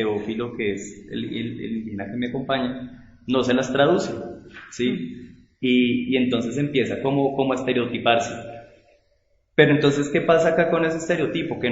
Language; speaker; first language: Spanish; native; Spanish